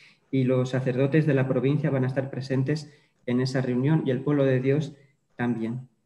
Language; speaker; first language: Spanish; native; Spanish